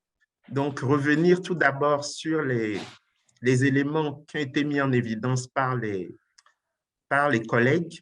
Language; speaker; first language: French; non-native, local second language; Ewe